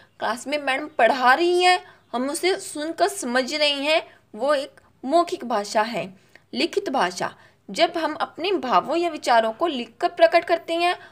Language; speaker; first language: Hindi; native; Hindi